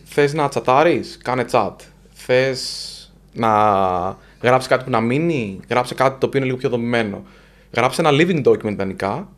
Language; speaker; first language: Greek; native; Greek